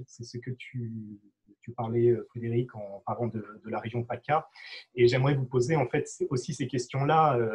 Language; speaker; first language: French; native; French